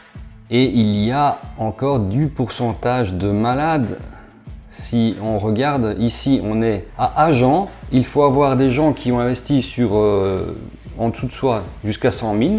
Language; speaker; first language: French; native; French